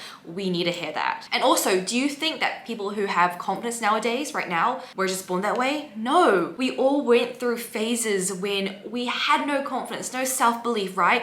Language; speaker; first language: English; native; English